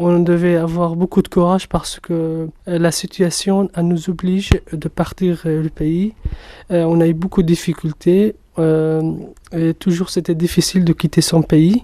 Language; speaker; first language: French; non-native, fluent; Kurdish